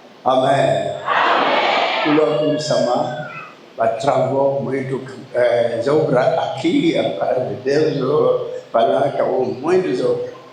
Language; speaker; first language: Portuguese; non-native, learner; Lingala